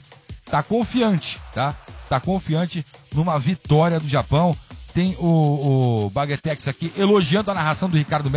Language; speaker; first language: Portuguese; native; Portuguese